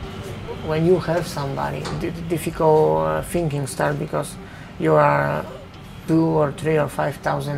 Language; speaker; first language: English; non-native, learner; Polish